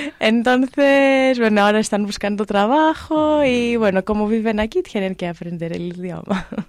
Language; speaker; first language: Spanish; non-native, learner; Greek